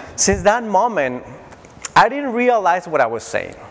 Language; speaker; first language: English; non-native, fluent; Spanish